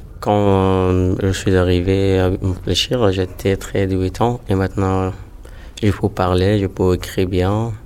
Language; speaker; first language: French; non-native, learner; Arabic